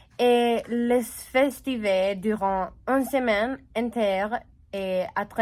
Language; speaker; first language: French; non-native, learner; Spanish